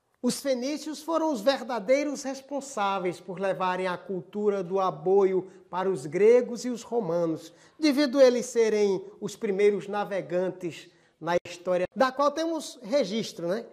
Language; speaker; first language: Portuguese; native; Portuguese